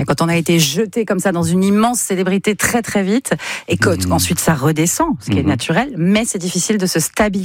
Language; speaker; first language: French; native; French